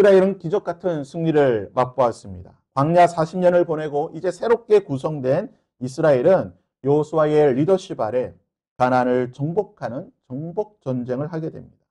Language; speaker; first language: Korean; native; Korean